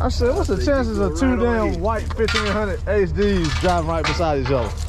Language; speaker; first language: English; native; English